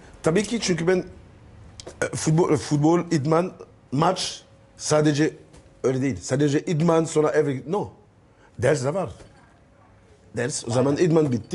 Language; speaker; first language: Turkish; non-native, learner; French